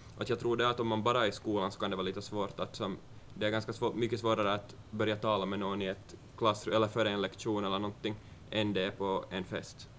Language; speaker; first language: Swedish; native; Swedish